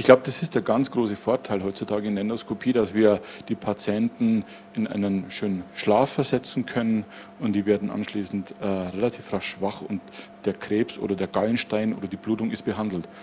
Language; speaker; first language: German; native; German